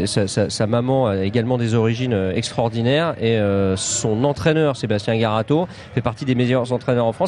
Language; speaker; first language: French; native; French